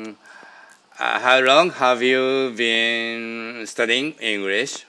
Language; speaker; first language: English; non-native, learner; Japanese